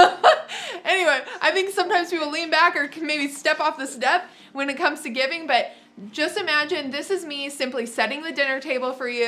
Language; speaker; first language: English; native; English